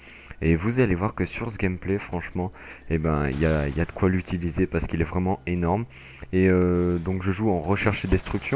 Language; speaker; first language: French; native; French